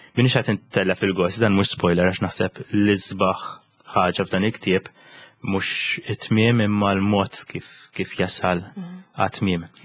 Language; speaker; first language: Maltese; native; Maltese